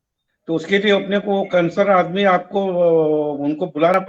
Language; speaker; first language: Hindi; native; Hindi